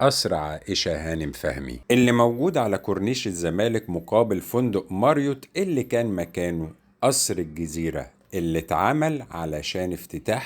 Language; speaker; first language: Arabic; native; Arabic